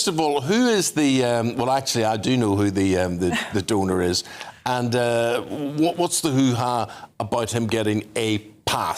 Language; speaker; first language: English; native; English